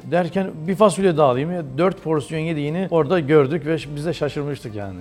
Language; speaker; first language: Turkish; native; Turkish